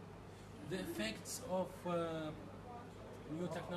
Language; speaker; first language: English; non-native, learner; Arabic